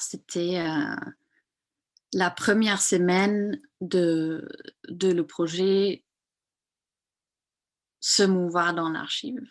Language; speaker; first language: French; non-native, fluent; German